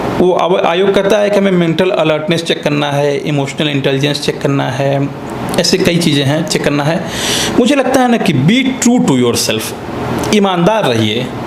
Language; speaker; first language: Hindi; native; Hindi